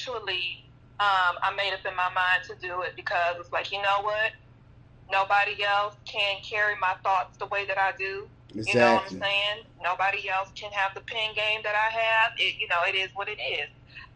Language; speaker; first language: English; native; English